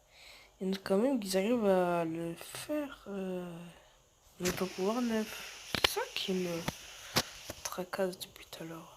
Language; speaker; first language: French; native; French